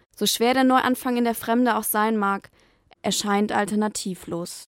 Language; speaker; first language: German; native; German